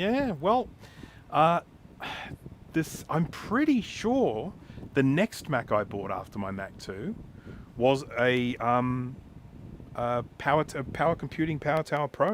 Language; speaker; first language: English; native; English